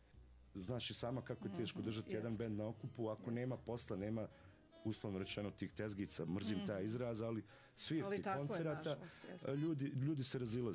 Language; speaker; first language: Serbian; native; Serbian